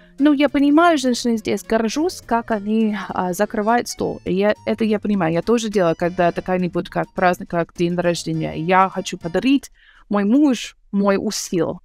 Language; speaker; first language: Russian; non-native, learner; English